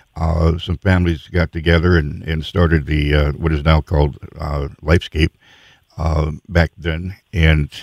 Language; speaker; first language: English; native; English